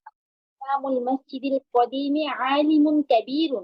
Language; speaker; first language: Arabic; non-native, learner; Bangla